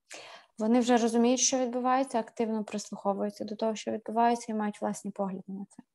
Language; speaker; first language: Ukrainian; native; Ukrainian